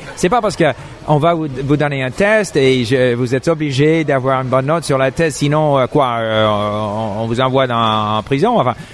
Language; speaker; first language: French; non-native, fluent; English